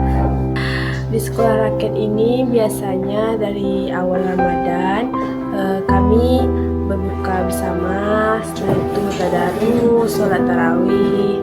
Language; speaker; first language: Indonesian; native; Indonesian